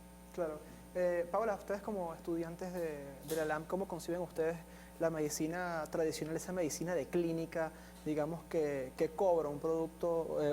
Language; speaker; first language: Spanish; native; Spanish